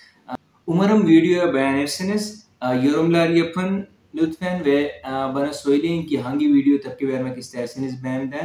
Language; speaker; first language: Turkish; non-native, fluent; Urdu